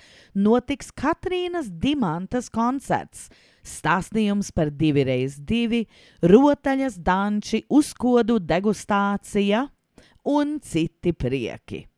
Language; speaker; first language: Latvian; early bilingual, heritage; Latvian